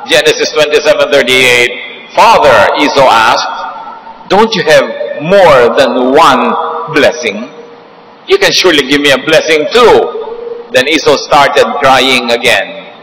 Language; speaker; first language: English; non-native, local second language; Filipino